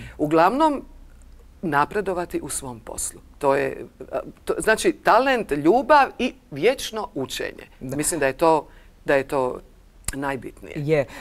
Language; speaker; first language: Croatian; native; Croatian